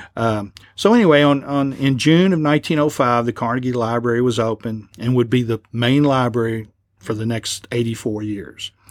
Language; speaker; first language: English; native; English